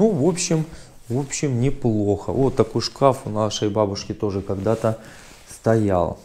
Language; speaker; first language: Russian; native; Russian